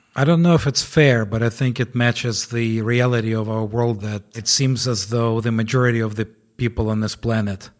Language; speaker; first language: English; non-native, fluent; Ukrainian